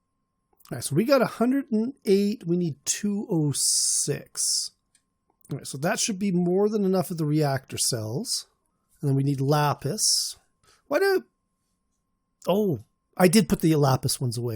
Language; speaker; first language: English; native; English